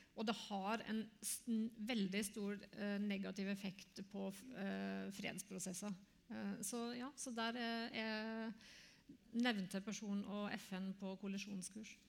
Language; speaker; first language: Norwegian; native; Norwegian